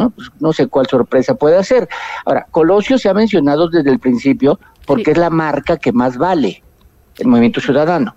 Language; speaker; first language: Spanish; native; Spanish